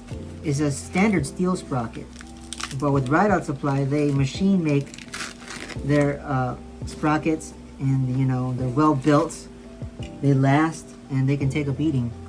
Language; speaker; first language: English; native; English